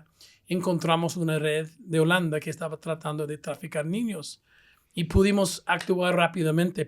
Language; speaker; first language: Spanish; non-native, fluent; English